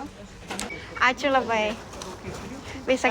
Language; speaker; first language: Lithuanian; non-native, learner; Japanese